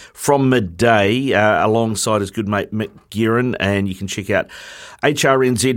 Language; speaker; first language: English; native; English